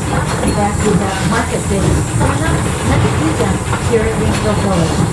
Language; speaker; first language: English; native; English